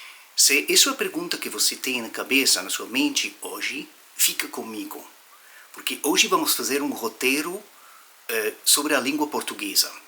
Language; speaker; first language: Portuguese; non-native, fluent; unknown